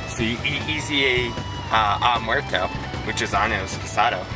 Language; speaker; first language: Spanish; non-native, learner; English